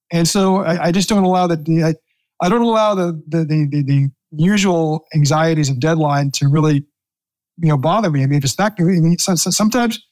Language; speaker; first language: English; native; English